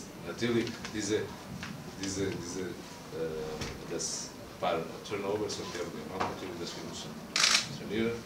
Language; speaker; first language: German; non-native, learner; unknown